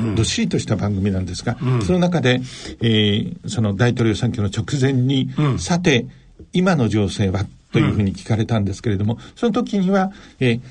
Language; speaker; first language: Japanese; native; Japanese